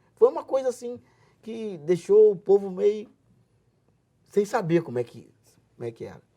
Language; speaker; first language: Portuguese; native; Portuguese